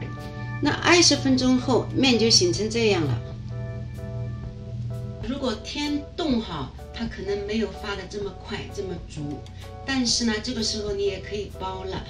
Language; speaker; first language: Chinese; native; Chinese